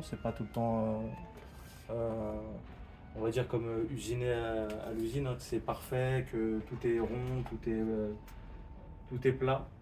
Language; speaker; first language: French; native; French